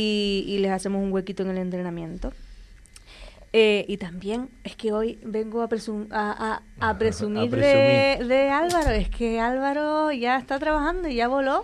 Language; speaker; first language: Spanish; native; Spanish